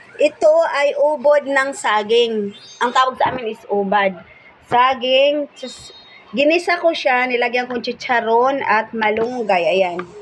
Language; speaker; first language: Filipino; non-native, local second language; Cebuano